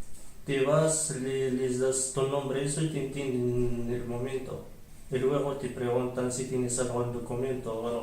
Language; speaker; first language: Spanish; early bilingual, other home language; Arabic